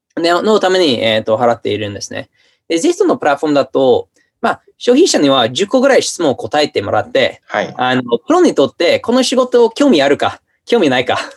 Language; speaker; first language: Japanese; non-native, fluent; English